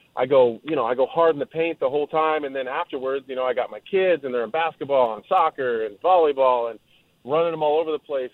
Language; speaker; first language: English; native; English